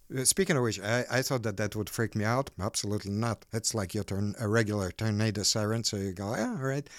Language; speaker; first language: English; non-native, fluent; Ukrainian